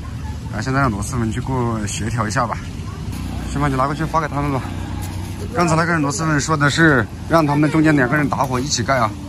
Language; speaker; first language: Chinese; native; Chinese